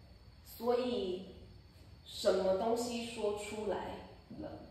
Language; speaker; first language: Chinese; non-native, fluent; English